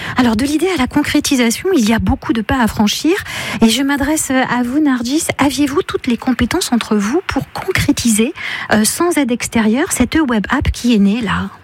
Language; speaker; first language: French; native; French